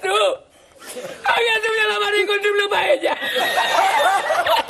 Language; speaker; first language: Spanish; native; Spanish